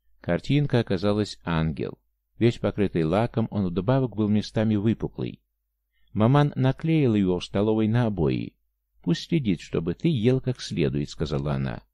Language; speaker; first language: Russian; native; Russian